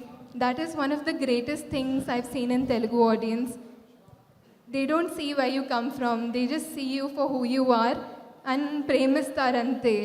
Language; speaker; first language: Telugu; non-native, fluent; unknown